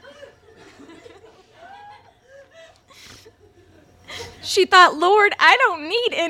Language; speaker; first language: English; native; English